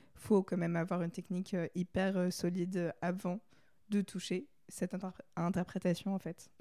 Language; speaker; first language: French; native; French